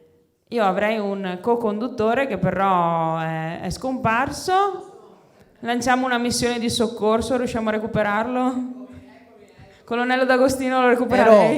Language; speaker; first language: Italian; native; Italian